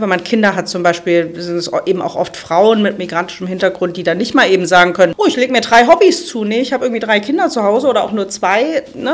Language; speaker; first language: German; native; German